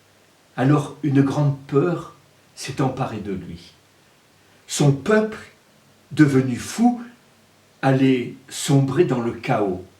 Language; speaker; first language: French; native; French